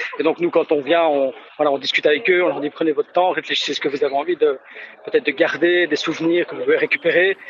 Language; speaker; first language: French; native; French